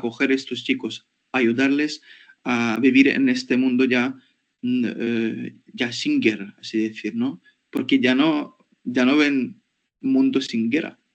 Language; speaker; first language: Spanish; non-native, fluent; Ukrainian